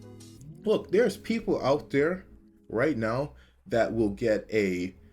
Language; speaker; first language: English; native; English